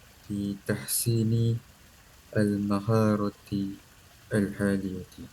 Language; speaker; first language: Arabic; non-native, learner; Malay